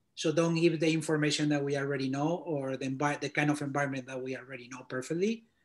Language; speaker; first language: English; non-native, fluent; Spanish